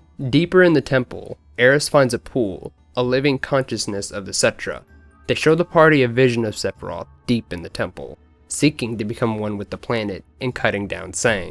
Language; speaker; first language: English; native; English